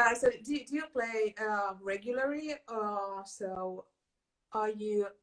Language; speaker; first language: English; non-native, fluent; Finnish